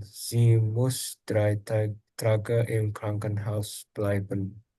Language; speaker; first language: German; non-native, learner; Indonesian